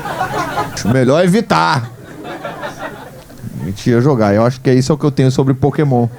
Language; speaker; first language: Portuguese; native; Portuguese